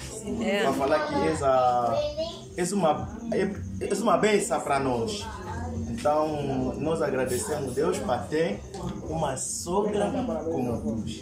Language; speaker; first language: Portuguese; non-native, learner; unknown